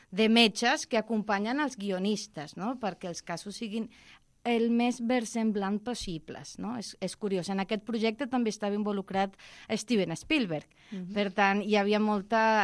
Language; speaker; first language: Catalan; non-native, local second language; Spanish